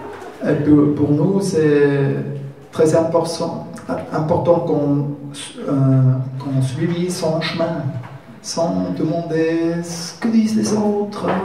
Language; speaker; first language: French; non-native, learner; German